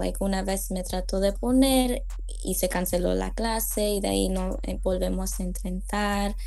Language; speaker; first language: Spanish; early bilingual, heritage; Spanish